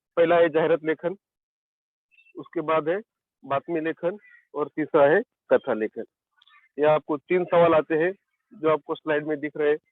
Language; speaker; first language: Hindi; non-native, local second language; Marathi